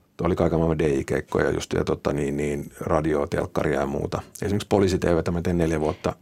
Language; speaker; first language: Finnish; native; Finnish